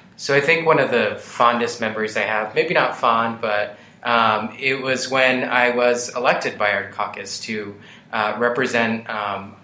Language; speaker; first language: English; native; English